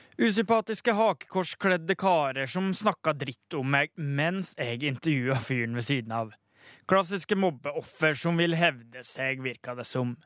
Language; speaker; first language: Norwegian; native; Norwegian